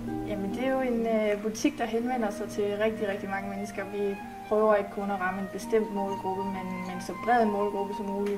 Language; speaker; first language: Danish; native; Danish